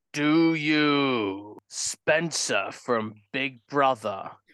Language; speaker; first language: English; native; English